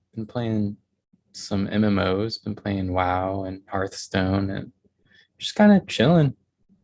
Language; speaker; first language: English; native; English